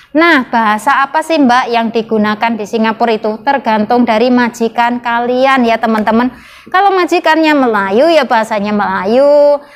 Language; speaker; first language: Indonesian; non-native, local second language; Javanese